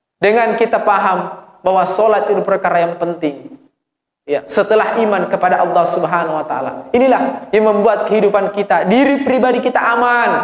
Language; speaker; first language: Malay; non-native, local second language; Buginese